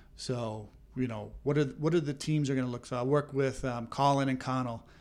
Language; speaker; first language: English; native; English